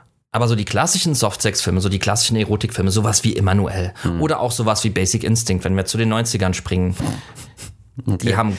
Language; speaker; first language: German; native; German